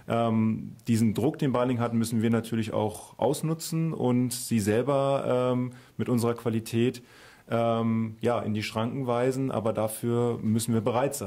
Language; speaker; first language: German; native; German